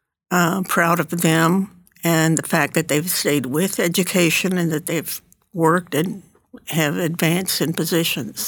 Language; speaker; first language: English; early bilingual, other home language; Spanish